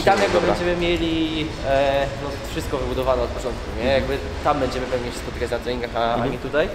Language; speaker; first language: Polish; native; Polish